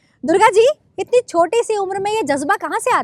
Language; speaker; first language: Hindi; native; Hindi